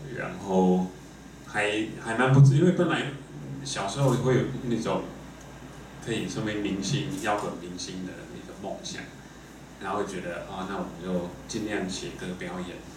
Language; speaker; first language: Chinese; non-native, fluent; English